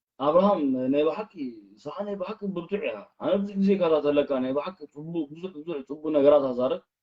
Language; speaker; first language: Tigrinya; early bilingual, heritage; Tigrinya